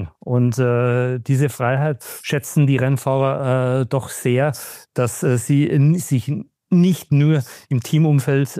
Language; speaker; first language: German; native; German